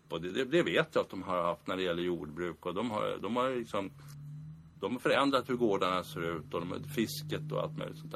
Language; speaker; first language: Swedish; native; Swedish